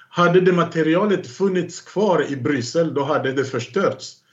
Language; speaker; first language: Swedish; non-native, fluent; Kongo